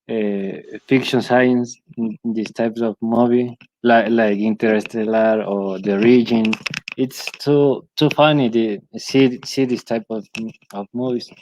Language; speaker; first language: English; non-native, learner; Spanish